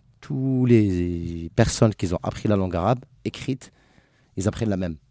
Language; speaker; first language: French; non-native, local second language; Arabic